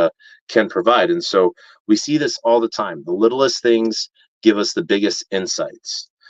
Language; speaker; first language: English; native; English